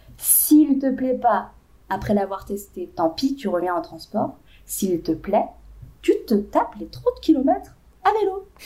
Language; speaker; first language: French; native; French